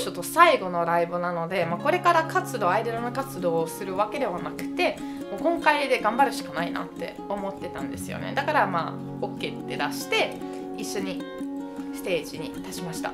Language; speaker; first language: Japanese; non-native, fluent; Italian